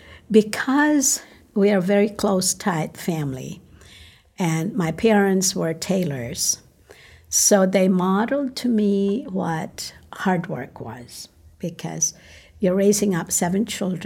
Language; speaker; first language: English; non-native, local second language; Filipino